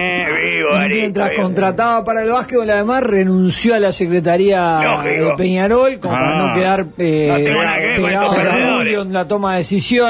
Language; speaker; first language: Spanish; native; Spanish